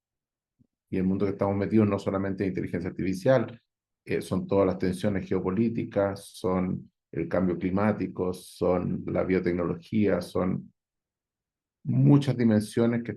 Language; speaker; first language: Spanish; native; Spanish